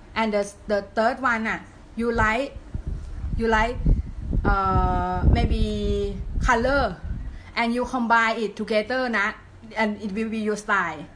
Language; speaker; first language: English; non-native, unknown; Thai